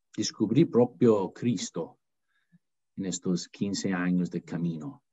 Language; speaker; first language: Spanish; non-native, fluent; English